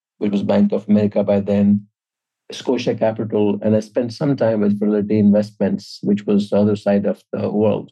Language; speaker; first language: English; non-native, local second language; Hindi